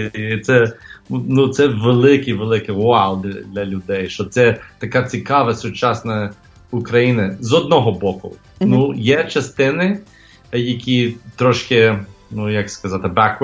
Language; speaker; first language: Ukrainian; early bilingual, heritage; English